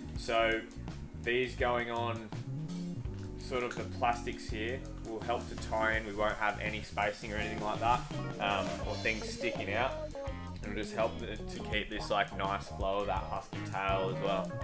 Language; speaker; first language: English; native; English